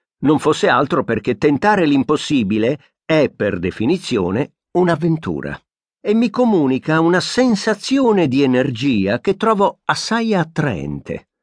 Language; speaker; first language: Italian; native; Italian